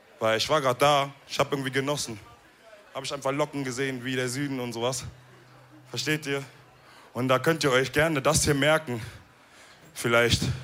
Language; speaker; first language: German; early bilingual, other home language; Wolof